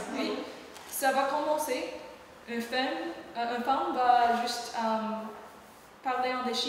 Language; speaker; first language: French; non-native, learner; English